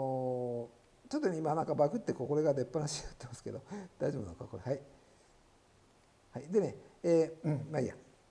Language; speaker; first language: Japanese; native; Japanese